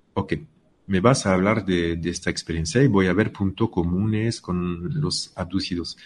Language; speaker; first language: Spanish; non-native, fluent; French